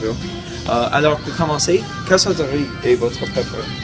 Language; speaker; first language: French; non-native, fluent; English